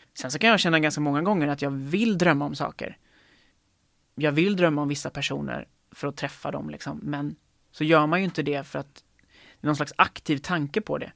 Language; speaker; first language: Swedish; native; Swedish